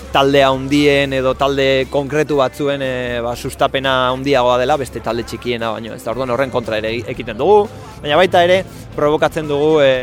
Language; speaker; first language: Basque; native; Basque